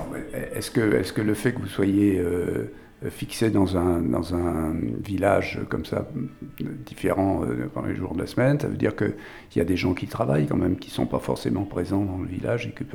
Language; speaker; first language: French; native; French